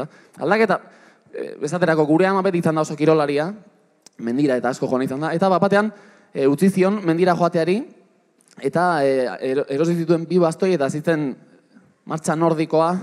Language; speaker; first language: Basque; native; Basque